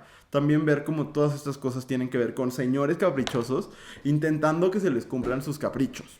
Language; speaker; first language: Spanish; native; Spanish